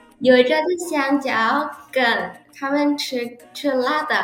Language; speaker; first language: Chinese; early bilingual, heritage; Indonesian